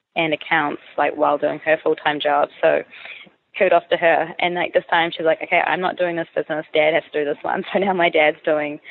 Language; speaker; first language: English; native; English